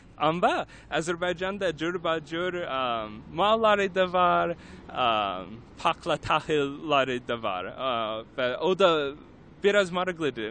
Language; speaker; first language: Turkish; non-native, learner; English